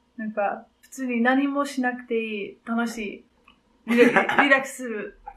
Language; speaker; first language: Japanese; non-native, learner; Dutch